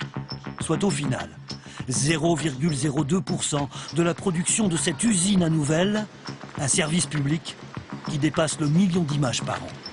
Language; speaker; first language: French; native; French